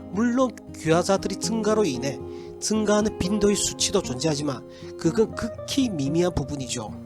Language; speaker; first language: Korean; early bilingual, heritage; Korean